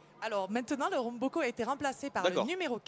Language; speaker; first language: French; native; French